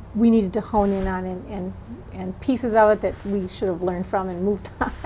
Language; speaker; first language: English; native; English